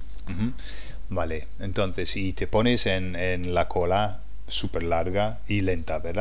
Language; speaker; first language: Spanish; non-native, fluent; English